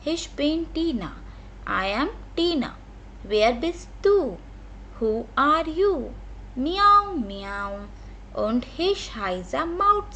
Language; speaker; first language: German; non-native, fluent; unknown